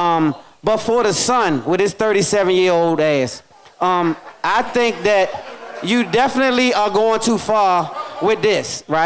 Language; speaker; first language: English; native; English